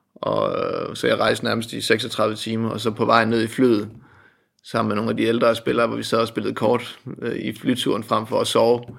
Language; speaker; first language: Danish; native; Danish